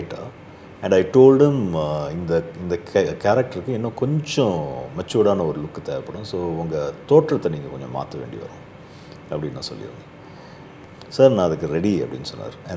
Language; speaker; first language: Tamil; native; Tamil